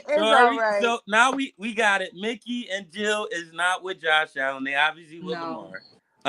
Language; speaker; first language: English; native; English